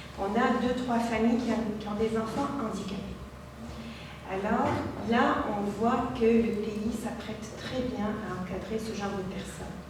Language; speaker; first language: French; non-native, local second language; Arabic